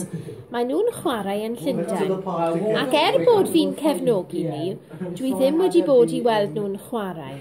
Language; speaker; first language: Welsh; non-native, local second language; English